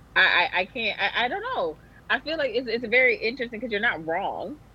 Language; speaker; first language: English; native; English